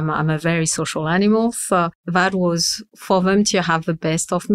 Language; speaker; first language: English; non-native, fluent; French